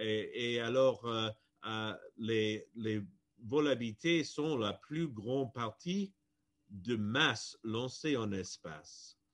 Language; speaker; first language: French; non-native, fluent; English